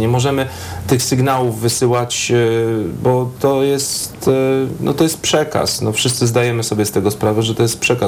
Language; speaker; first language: Polish; native; Polish